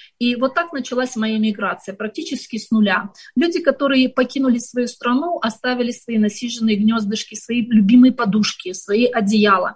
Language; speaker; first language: Russian; native; Russian